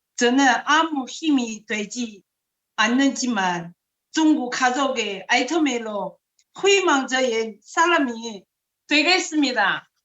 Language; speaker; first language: Korean; non-native, learner; Chinese